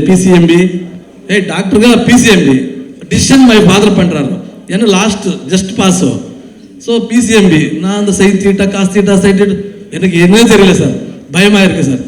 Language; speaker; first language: Tamil; non-native, learner; Kannada